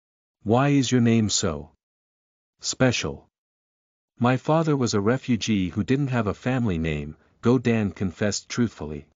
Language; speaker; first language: English; native; English